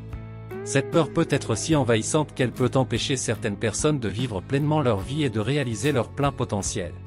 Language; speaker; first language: French; native; French